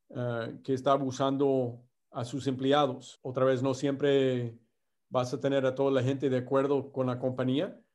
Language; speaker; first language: Spanish; non-native, fluent; English